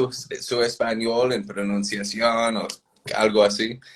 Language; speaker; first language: Spanish; non-native, fluent; English